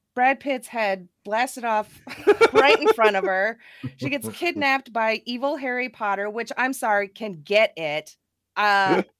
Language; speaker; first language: English; native; English